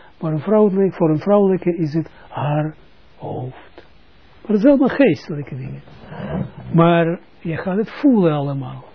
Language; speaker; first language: Dutch; non-native, fluent; Russian